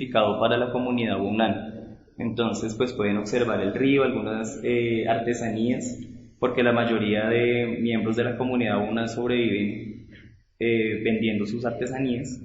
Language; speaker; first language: Spanish; native; Spanish